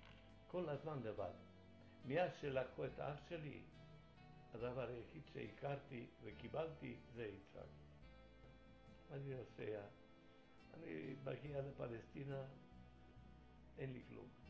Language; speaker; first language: Hebrew; non-native, fluent; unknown